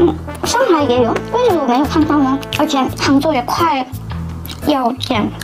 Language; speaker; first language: Chinese; non-native, learner; Korean